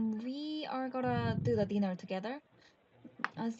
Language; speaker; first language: English; non-native, learner; Korean